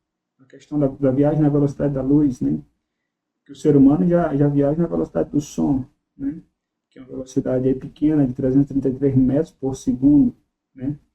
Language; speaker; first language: Portuguese; native; Portuguese